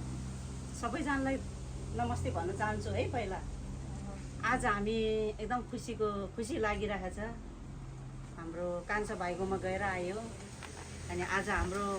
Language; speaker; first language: Nepali; non-native, local second language; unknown